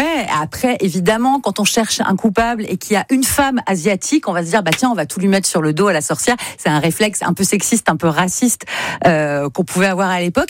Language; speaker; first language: French; native; French